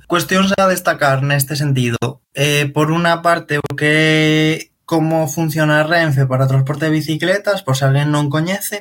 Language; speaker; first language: Galician; non-native, local second language; Spanish